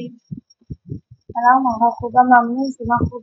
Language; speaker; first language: Persian; non-native, learner; Urdu